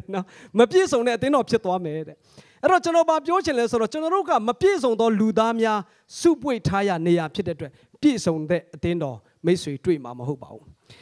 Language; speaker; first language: Burmese; non-native, local second language; Hakha Chin